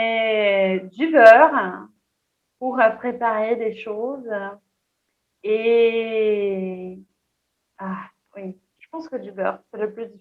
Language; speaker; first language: French; non-native, fluent; Portuguese